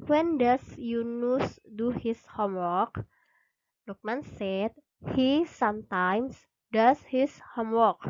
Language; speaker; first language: English; non-native, fluent; Indonesian